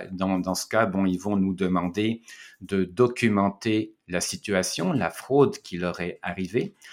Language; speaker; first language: French; native; French